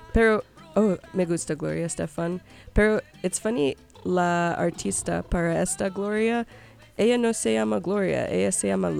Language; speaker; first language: Spanish; non-native, learner; English